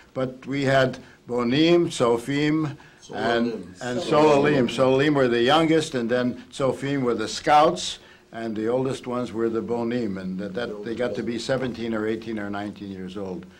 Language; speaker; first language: English; native; English